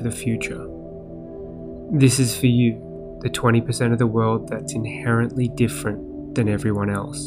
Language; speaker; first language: English; native; English